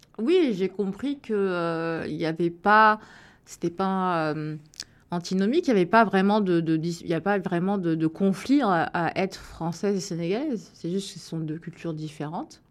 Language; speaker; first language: French; early bilingual, other home language; Wolof